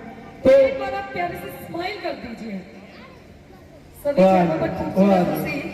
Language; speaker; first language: Hindi; native; Hindi